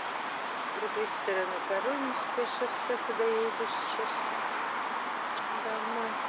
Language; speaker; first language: Russian; native; Russian